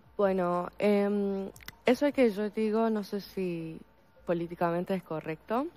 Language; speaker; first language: Spanish; non-native, fluent; Persian